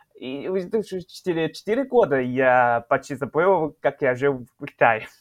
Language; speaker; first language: Russian; non-native, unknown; Chinese